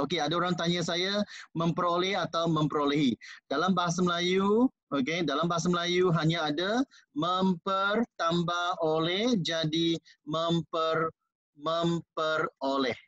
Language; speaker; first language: Malay; non-native, local second language; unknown